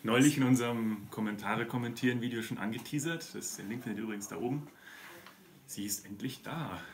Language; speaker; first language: German; native; German